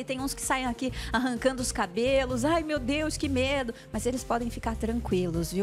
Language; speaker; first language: Portuguese; native; Portuguese